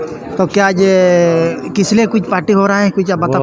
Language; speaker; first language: Hindi; non-native, local second language; Santali